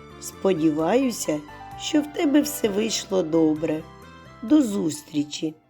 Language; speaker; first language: Ukrainian; native; Ukrainian